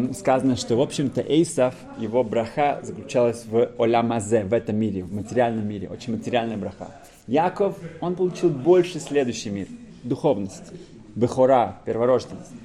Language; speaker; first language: Russian; early bilingual, heritage; Russian